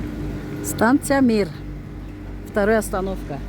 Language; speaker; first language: Russian; non-native, local second language; Tajik